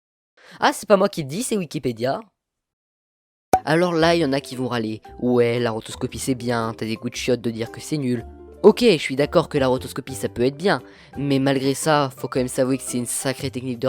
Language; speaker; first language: French; native; French